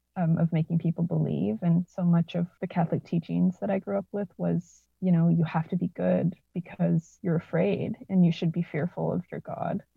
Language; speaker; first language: English; native; English